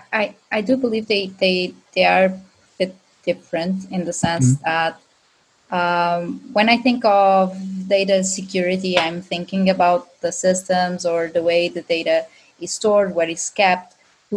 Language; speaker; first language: English; non-native, fluent; Portuguese